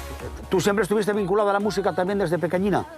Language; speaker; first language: Spanish; native; Spanish